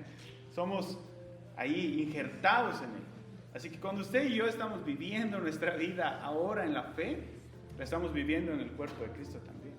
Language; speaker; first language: Spanish; native; Spanish